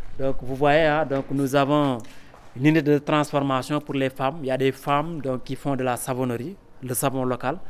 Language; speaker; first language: French; non-native, local second language; Wolof